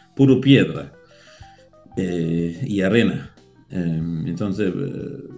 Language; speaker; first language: Spanish; non-native, learner; Danish